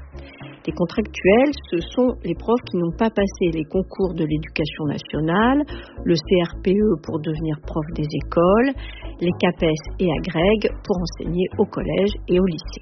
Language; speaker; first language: French; native; French